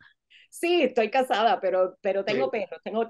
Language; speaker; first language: Spanish; native; Spanish